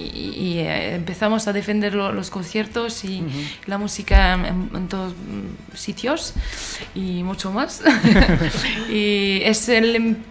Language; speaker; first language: Spanish; non-native, fluent; French